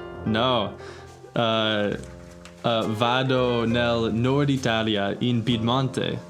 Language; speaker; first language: Italian; non-native, learner; English